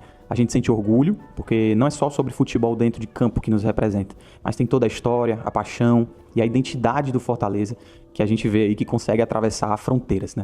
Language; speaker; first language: Portuguese; native; Portuguese